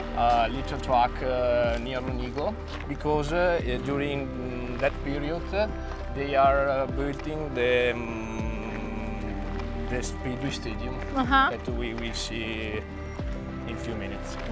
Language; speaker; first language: English; non-native, learner; Italian